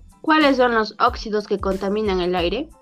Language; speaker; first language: Spanish; native; Spanish